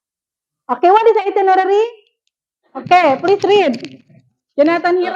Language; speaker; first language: English; non-native, fluent; Indonesian